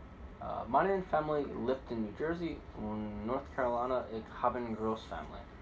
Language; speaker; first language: German; non-native, learner; English